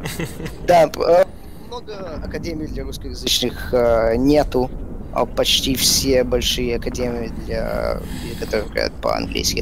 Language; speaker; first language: Russian; early bilingual, heritage; Russian